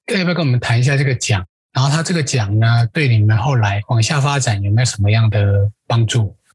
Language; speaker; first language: Chinese; native; Chinese